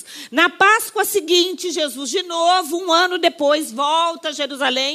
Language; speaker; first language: Portuguese; native; Portuguese